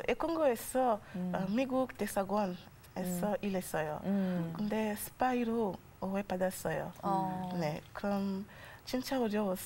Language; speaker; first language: Korean; non-native, learner; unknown